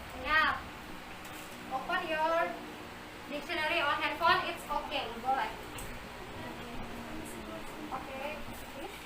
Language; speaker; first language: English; non-native, fluent; Indonesian